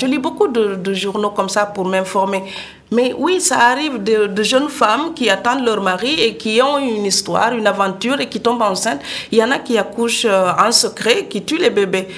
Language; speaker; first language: French; non-native, local second language; Serer